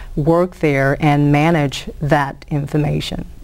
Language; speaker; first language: English; native; English